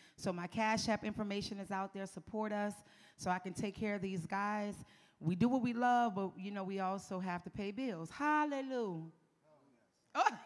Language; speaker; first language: English; native; English